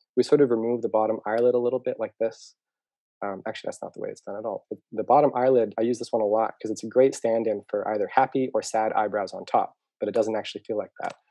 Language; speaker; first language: English; native; English